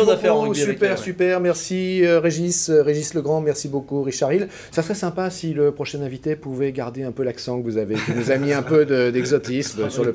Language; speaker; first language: French; native; French